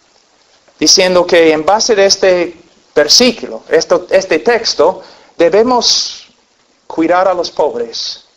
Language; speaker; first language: Spanish; non-native, fluent; English